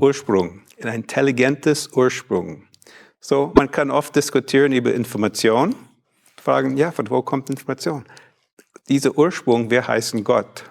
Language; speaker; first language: German; non-native, fluent; English